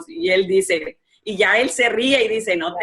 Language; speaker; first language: Spanish; native; Spanish